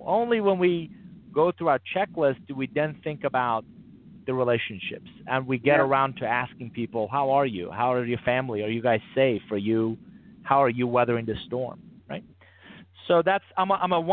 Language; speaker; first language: English; non-native, fluent; Persian